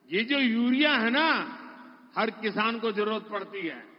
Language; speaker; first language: Hindi; non-native, local second language; Gujarati